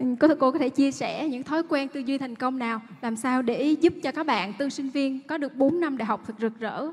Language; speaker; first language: Vietnamese; native; Vietnamese